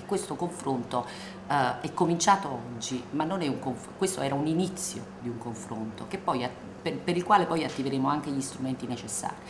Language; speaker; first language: Italian; native; Italian